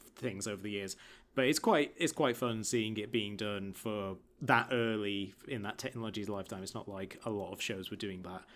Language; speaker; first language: English; native; English